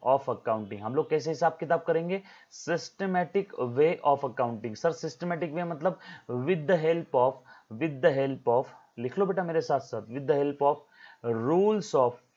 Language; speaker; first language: Hindi; non-native, local second language; Marathi